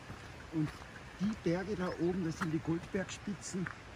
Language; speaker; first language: German; native; German